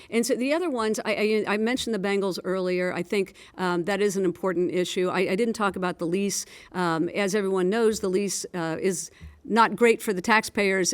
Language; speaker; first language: English; native; English